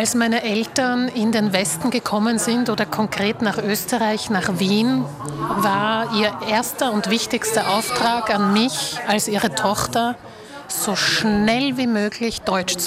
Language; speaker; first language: German; early bilingual, other home language; Slovak